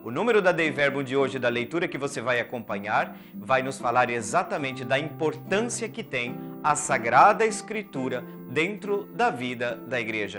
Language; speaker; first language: Portuguese; native; Portuguese